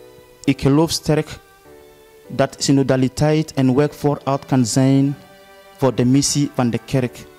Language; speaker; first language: Dutch; non-native, fluent; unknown